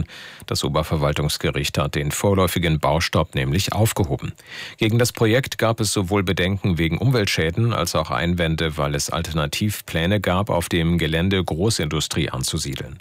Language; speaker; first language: German; native; German